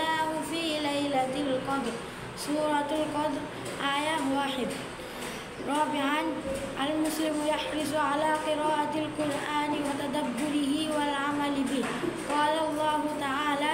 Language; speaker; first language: Arabic; non-native, learner; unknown